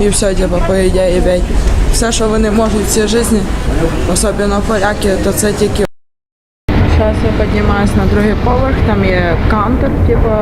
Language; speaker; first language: Ukrainian; native; Ukrainian